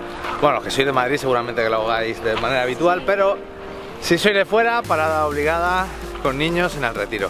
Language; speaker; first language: Spanish; native; Spanish